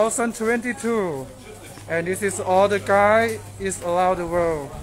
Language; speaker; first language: English; non-native, learner; Thai